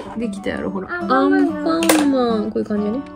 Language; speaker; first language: Japanese; native; Japanese